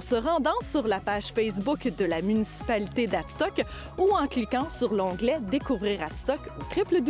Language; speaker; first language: French; native; French